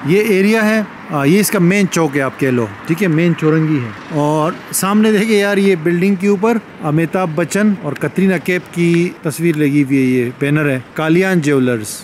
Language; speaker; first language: Urdu; native; Urdu